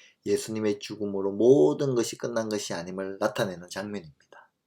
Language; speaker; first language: Korean; native; Korean